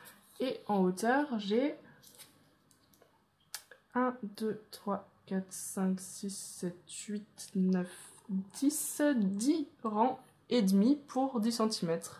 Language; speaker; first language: French; native; French